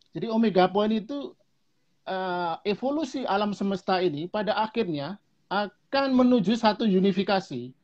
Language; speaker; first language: Indonesian; non-native, local second language; Javanese